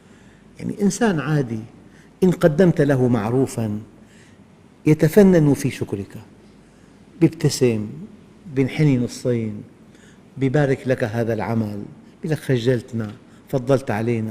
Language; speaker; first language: Arabic; native; Arabic